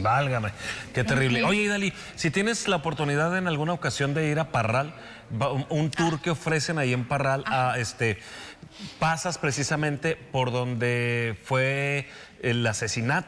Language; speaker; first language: Spanish; native; Spanish